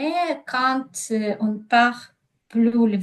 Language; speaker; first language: French; non-native, learner; Ukrainian